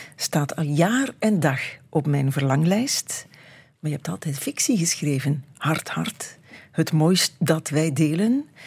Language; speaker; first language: Dutch; native; Dutch